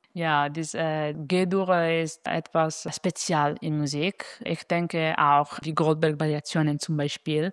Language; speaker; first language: German; non-native, fluent; Italian